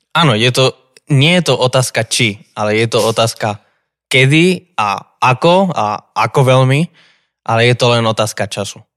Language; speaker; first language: Slovak; non-native, fluent; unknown